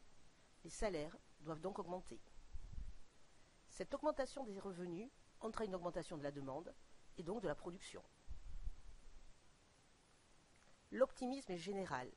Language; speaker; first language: French; native; French